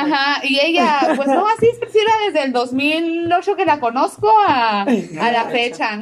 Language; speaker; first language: Spanish; early bilingual, heritage; Spanish